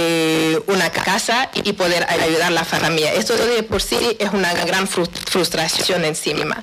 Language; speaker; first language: Spanish; non-native, fluent; Wolof